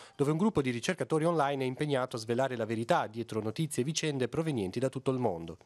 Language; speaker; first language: Italian; native; Italian